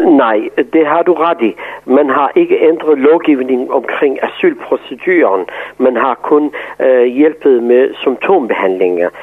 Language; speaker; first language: Danish; non-native, fluent; Persian